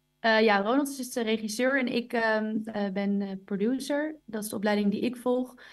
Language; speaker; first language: Dutch; native; Dutch